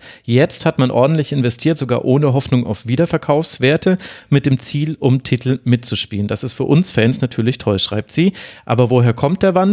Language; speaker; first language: German; native; German